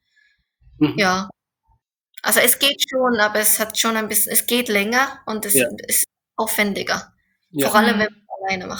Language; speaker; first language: German; non-native, fluent; Korean